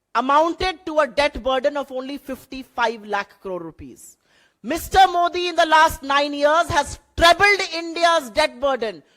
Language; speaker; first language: English; non-native, local second language; Hindi